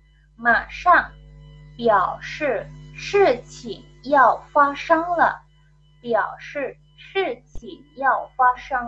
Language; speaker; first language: Chinese; non-native, fluent; Indonesian